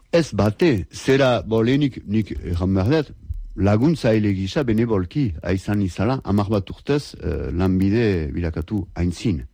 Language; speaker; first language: Basque; native; Basque